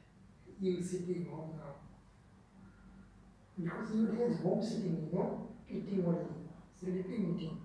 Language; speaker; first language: English; non-native, learner; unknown